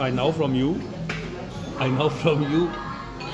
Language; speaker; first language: English; non-native, learner; German